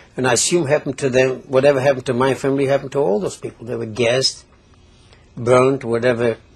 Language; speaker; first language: English; non-native, fluent; Polish